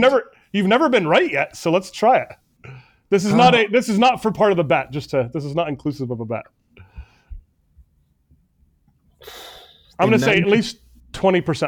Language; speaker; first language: English; native; English